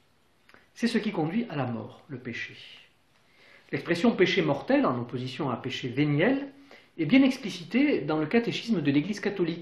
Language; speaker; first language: French; native; French